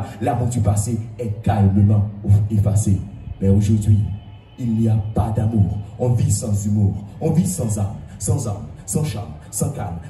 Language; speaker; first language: French; non-native, local second language; Haitian Creole